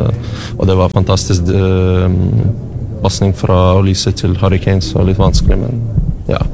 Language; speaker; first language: Norwegian; non-native, learner; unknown